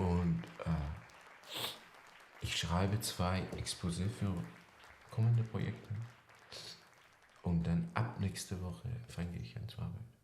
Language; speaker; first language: German; non-native, fluent; Persian